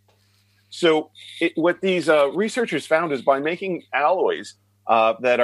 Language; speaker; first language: English; native; English